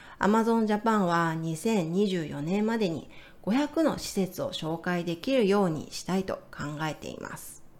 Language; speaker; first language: Japanese; native; Japanese